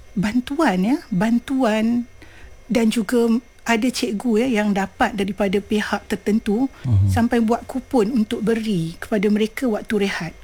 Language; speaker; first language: Malay; native; Malay